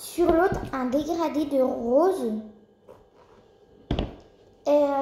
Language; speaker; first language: French; early bilingual, other home language; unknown